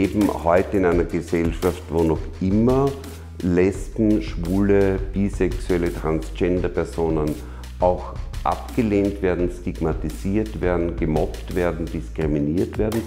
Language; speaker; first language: German; native; German